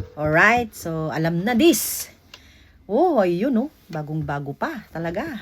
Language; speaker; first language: Filipino; non-native, local second language; Iloko